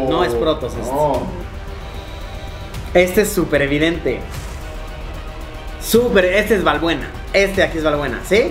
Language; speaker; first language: Spanish; native; Spanish